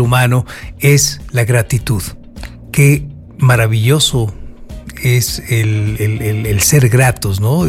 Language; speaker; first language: Spanish; native; Spanish